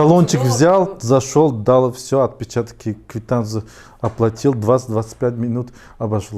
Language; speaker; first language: Russian; non-native, fluent; Tajik